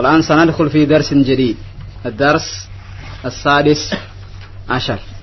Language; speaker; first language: Arabic; non-native, fluent; Indonesian